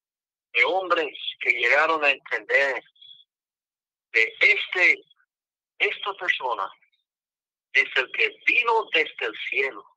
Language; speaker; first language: Spanish; non-native, fluent; English